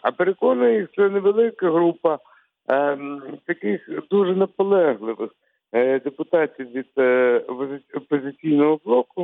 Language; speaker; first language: Ukrainian; non-native, local second language; Russian